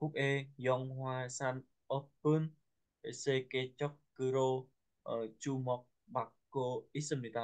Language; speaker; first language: Korean; non-native, learner; Vietnamese